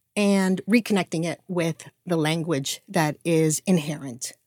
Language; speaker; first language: English; native; English